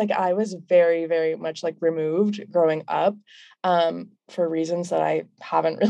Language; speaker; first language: English; native; English